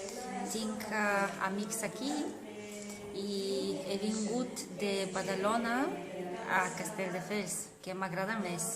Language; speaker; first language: Catalan; non-native, local second language; Spanish